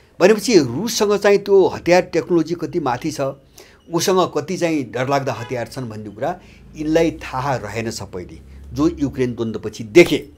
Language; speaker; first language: Nepali; native; Nepali